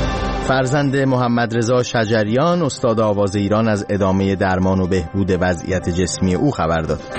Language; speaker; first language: Persian; native; Persian